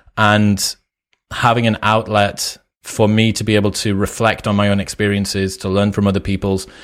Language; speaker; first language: English; native; English